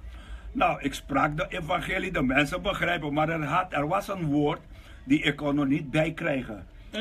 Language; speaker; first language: Dutch; non-native, local second language; Papiamento